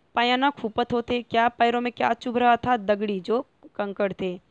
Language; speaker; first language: Hindi; non-native, local second language; Marathi